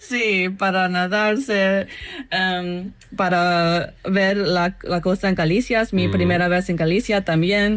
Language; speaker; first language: Spanish; non-native, fluent; English